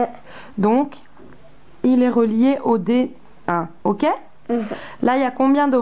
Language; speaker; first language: French; native; French